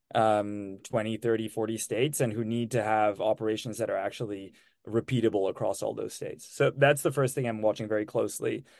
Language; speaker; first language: English; non-native, fluent; French